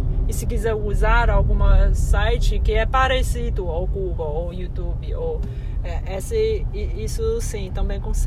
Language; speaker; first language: Portuguese; non-native, fluent; Chinese